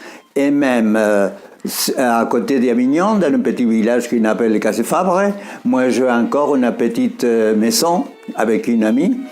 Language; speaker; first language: French; non-native, fluent; Spanish